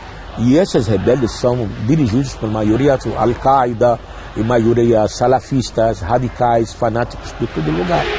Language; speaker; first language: Portuguese; non-native, fluent; Arabic